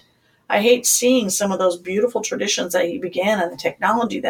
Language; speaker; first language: English; native; English